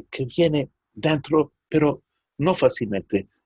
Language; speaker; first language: Spanish; early bilingual, heritage; Turkish